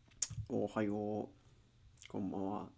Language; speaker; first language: Japanese; non-native, learner; Spanish